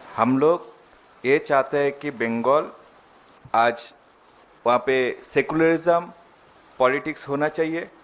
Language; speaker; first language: Hindi; non-native, local second language; Bangla